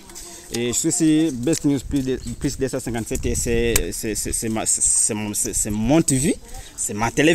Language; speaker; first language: French; non-native, learner; Rundi